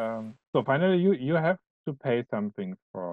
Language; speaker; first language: English; non-native, fluent; German